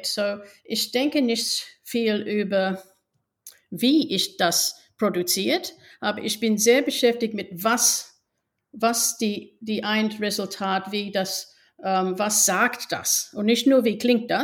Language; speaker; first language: German; non-native, fluent; English